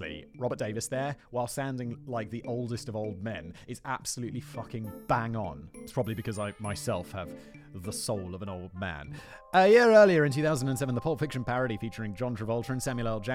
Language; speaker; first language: English; native; English